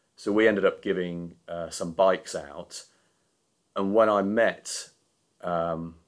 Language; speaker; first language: English; native; English